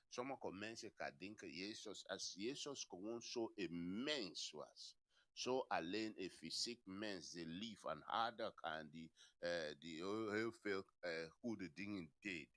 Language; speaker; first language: Dutch; non-native, fluent; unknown